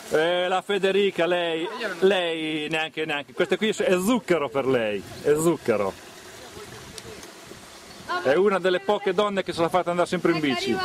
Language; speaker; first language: Italian; native; Italian